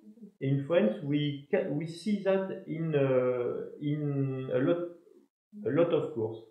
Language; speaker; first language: English; non-native, learner; French